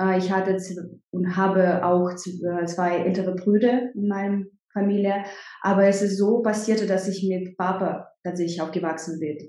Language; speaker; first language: German; non-native, fluent; Russian